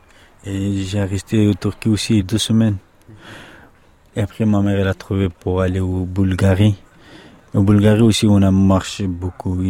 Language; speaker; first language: French; non-native, learner; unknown